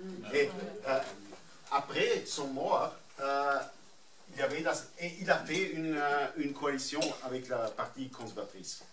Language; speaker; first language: French; non-native, fluent; German